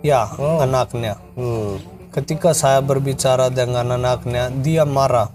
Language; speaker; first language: Indonesian; non-native, learner; Hindi